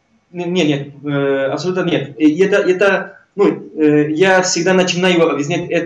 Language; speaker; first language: Russian; non-native, fluent; Spanish